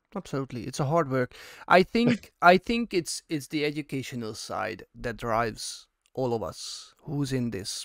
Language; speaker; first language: English; non-native, fluent; Hungarian